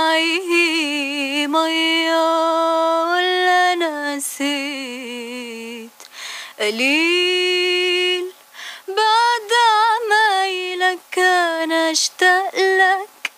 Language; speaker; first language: Arabic; native; Arabic